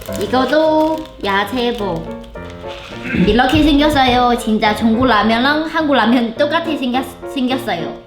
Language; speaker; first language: Korean; non-native, learner; Chinese